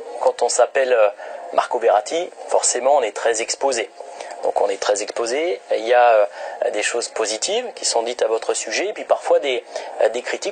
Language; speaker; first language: French; native; French